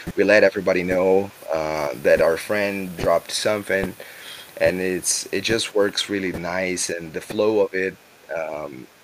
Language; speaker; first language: English; non-native, fluent; Portuguese